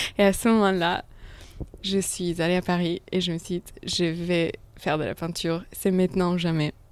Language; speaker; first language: French; non-native, fluent; Italian